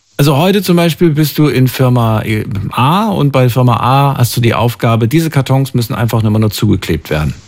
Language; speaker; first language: German; native; German